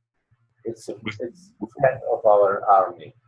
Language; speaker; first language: English; non-native, learner; Polish